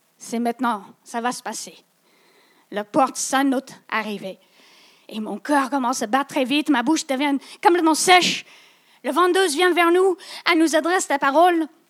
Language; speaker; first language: French; non-native, local second language; English